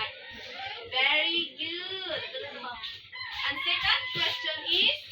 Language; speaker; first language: English; non-native, local second language; Cebuano